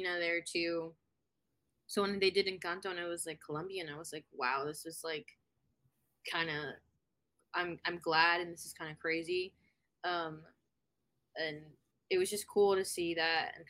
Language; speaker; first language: English; native; English